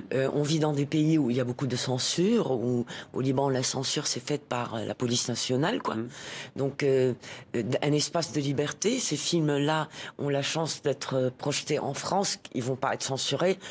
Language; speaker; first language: French; non-native, local second language; Arabic